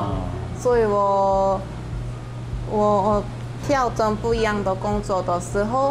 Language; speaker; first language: Chinese; non-native, learner; Korean